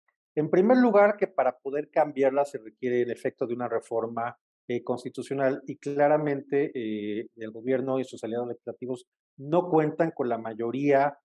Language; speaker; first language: Spanish; native; Spanish